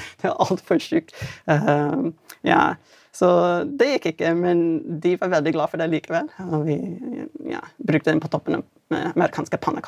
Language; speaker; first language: Norwegian; non-native, fluent; English